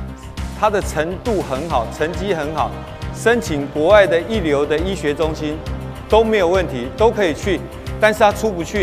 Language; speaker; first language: Chinese; native; Chinese